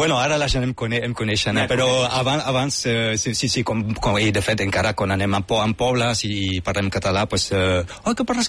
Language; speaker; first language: Catalan; non-native, fluent; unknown